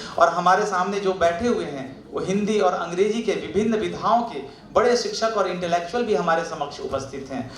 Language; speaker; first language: Hindi; non-native, local second language; Bhojpuri